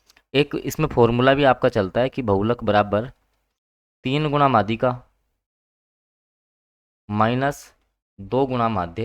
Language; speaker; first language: Hindi; native; Hindi